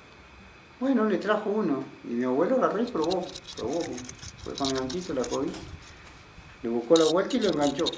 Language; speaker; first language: Spanish; native; Spanish